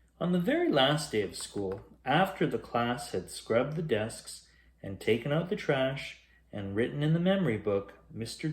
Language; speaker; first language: English; native; English